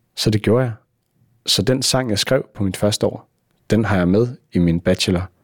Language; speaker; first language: Danish; native; Danish